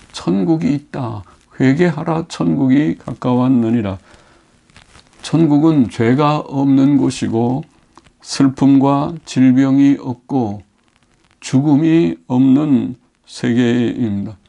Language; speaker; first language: Korean; native; Korean